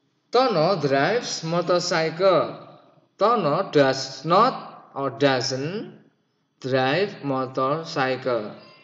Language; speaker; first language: English; non-native, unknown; Indonesian